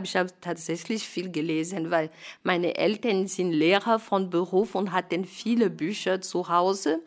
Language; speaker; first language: German; non-native, fluent; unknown